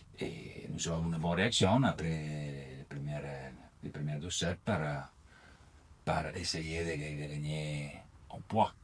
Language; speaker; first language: French; non-native, learner; Italian